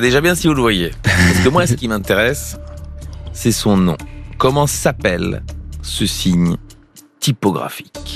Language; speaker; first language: French; native; French